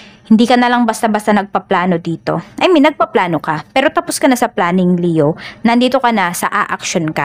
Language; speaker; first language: Filipino; native; Filipino